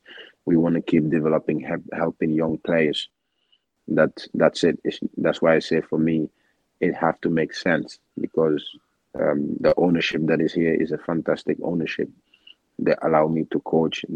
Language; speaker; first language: English; non-native, local second language; Wolof